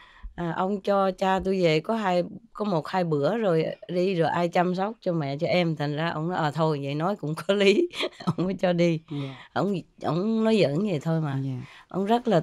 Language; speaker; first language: Vietnamese; native; Vietnamese